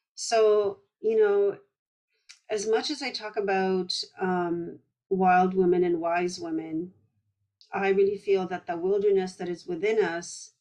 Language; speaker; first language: English; early bilingual, other home language; Polish